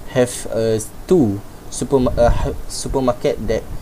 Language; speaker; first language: English; non-native, local second language; Malay